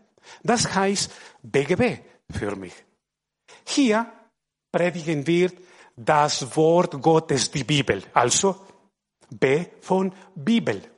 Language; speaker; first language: German; non-native, fluent; Spanish